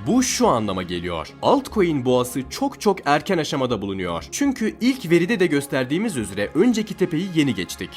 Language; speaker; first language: Turkish; native; Turkish